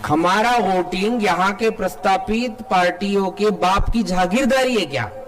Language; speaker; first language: Hindi; non-native, local second language; Marathi